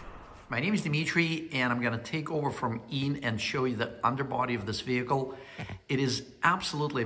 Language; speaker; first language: English; non-native, fluent; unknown